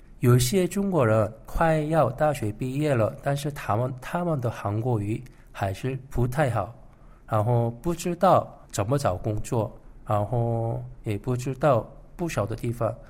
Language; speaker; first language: Chinese; non-native, fluent; Korean